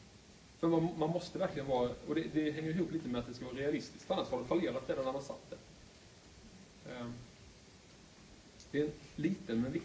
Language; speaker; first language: Swedish; native; Swedish